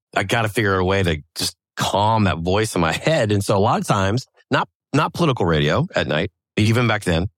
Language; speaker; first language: English; native; English